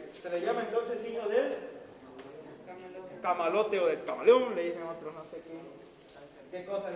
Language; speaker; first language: Spanish; native; Spanish